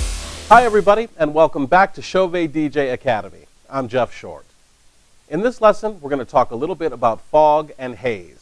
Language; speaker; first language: English; native; English